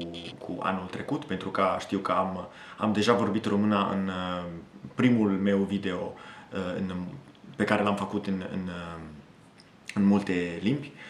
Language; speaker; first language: Romanian; non-native, fluent; Italian